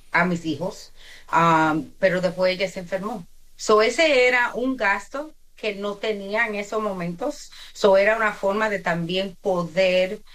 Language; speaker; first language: Spanish; early bilingual, heritage; Spanish